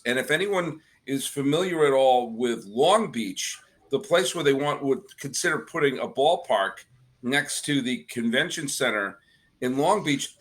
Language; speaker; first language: English; native; English